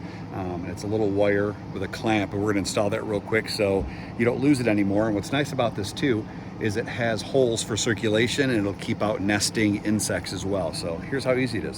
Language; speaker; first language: English; native; English